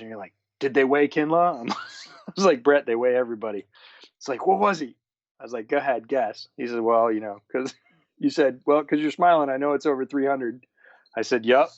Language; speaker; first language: English; native; English